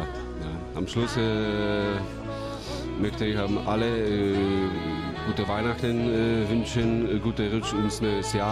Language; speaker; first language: German; non-native, learner; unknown